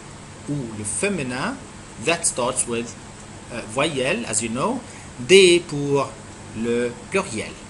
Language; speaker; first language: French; non-native, fluent; Arabic